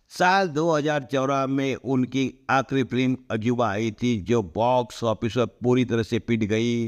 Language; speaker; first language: Hindi; non-native, local second language; Marathi